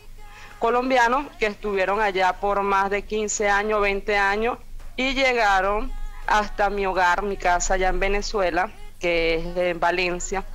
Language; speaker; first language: Spanish; native; Spanish